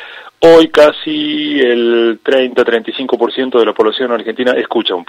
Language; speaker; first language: Spanish; native; Spanish